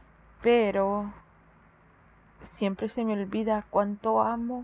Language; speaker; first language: Spanish; early bilingual, heritage; Spanish